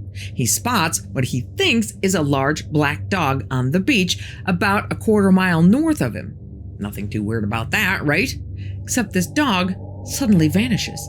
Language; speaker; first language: English; native; English